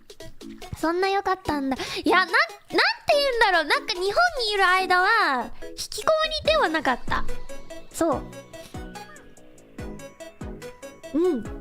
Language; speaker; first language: Japanese; non-native, learner; English